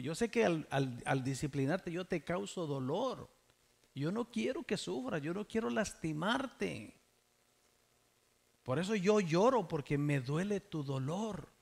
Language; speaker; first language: Spanish; native; Spanish